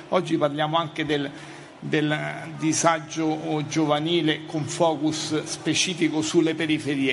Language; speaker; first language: Italian; native; Italian